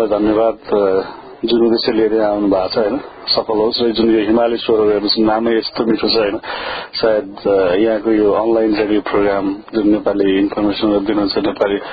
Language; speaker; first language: Nepali; native; Nepali